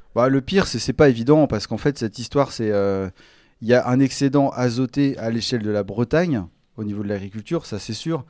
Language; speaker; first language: French; native; French